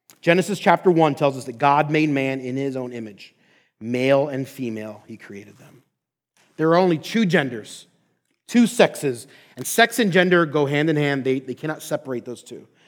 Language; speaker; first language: English; native; English